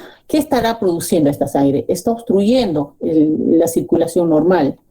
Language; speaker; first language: Spanish; native; Spanish